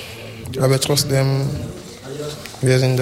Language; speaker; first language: German; non-native, learner; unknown